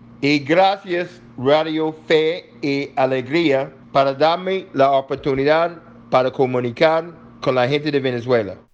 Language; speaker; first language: Spanish; non-native, learner; English